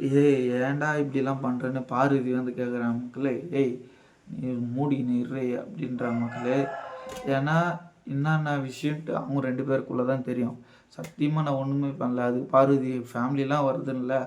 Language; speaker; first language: Tamil; native; Tamil